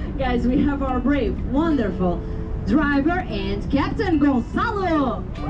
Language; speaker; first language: English; non-native, fluent; Portuguese